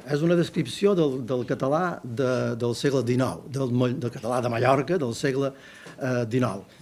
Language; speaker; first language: Catalan; native; Catalan